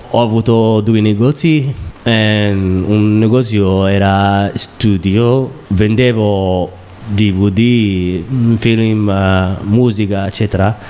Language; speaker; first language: Italian; non-native, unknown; Somali